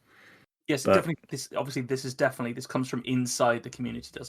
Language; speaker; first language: English; native; English